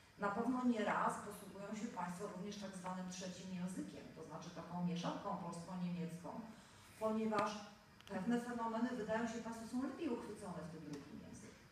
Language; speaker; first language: Polish; native; Polish